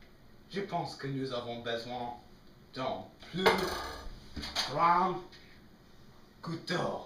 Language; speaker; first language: French; non-native, learner; English